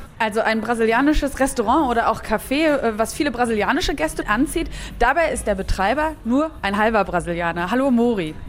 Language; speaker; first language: German; native; German